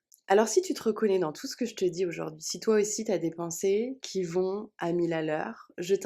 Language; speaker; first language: French; native; French